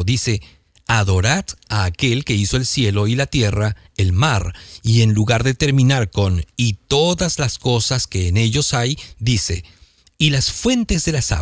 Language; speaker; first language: Spanish; native; Spanish